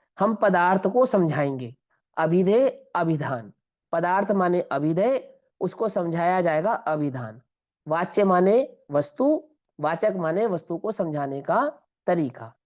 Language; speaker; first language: Hindi; non-native, local second language; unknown